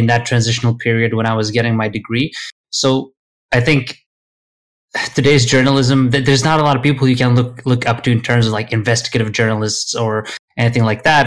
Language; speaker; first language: English; non-native, fluent; Swedish